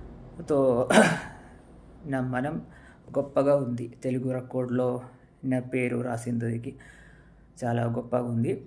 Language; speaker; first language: Telugu; non-native, learner; Malayalam